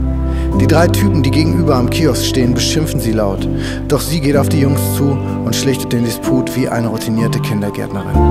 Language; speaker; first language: German; native; German